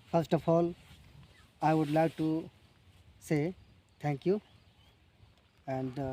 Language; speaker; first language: English; non-native, local second language; Hindi